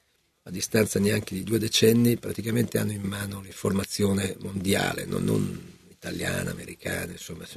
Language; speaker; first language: Italian; native; Italian